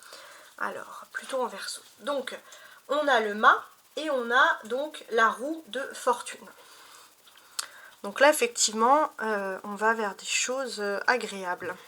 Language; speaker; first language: French; native; French